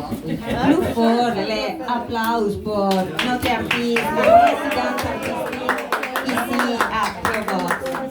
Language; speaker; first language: French; non-native, learner; Spanish